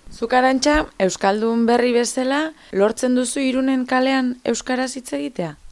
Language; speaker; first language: Basque; native; Basque